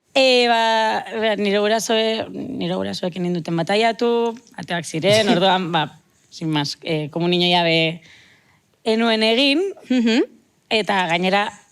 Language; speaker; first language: Basque; native; Basque